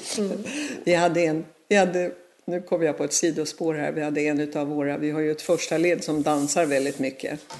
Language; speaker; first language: Swedish; native; Swedish